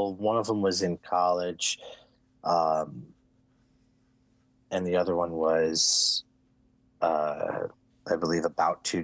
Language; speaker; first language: English; native; English